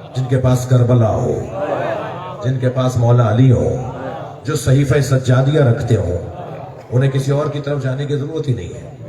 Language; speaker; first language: Urdu; native; Urdu